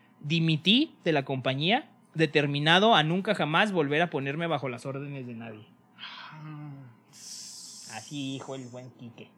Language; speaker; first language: Spanish; native; Spanish